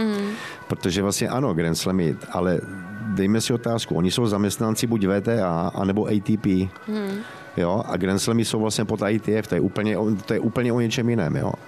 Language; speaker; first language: Czech; native; Czech